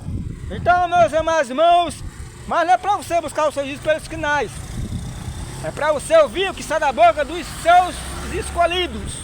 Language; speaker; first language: Portuguese; native; Portuguese